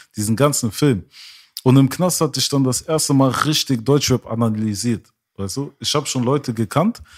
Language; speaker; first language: German; early bilingual, other home language; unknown